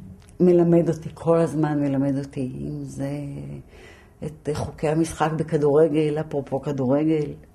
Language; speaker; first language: Hebrew; early bilingual, other home language; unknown